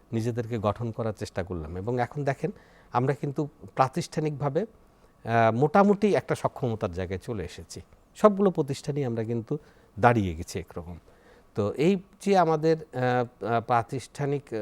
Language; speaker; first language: Bangla; native; Bangla